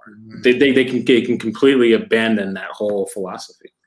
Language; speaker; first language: English; native; English